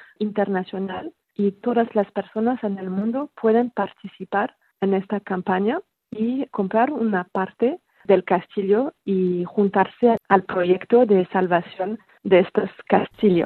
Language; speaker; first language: Spanish; non-native, fluent; French